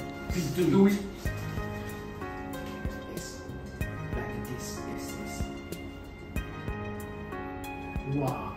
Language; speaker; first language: English; non-native, learner; Japanese